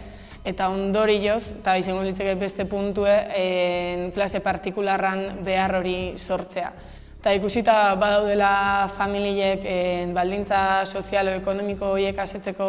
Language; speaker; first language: Basque; native; Basque